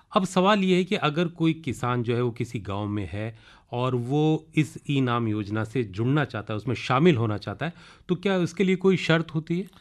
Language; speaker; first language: Hindi; native; Hindi